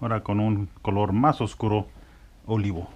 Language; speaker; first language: Spanish; early bilingual, heritage; Spanish